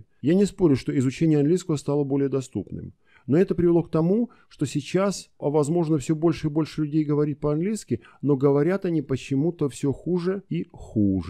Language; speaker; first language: Russian; native; Russian